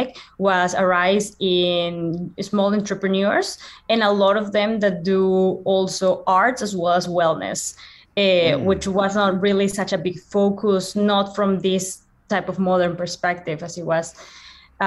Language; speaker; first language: English; non-native, fluent; Spanish